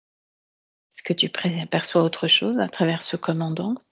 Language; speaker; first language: French; native; French